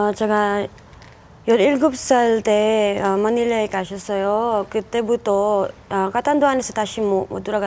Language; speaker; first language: Korean; non-native, learner; Filipino